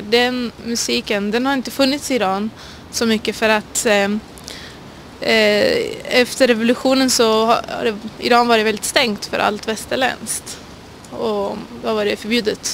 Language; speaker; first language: Swedish; early bilingual, other home language; Persian